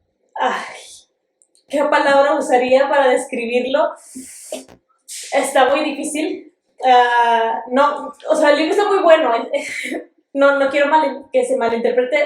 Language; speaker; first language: Spanish; native; Spanish